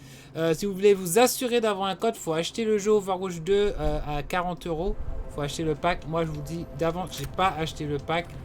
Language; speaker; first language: French; native; French